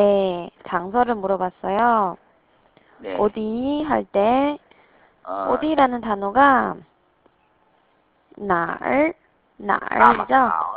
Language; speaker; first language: Korean; non-native, fluent; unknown